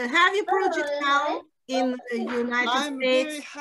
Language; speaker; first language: English; non-native, learner; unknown